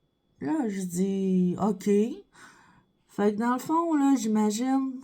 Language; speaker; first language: French; native; French